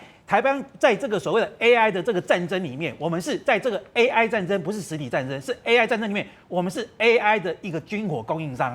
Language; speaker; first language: Chinese; native; Chinese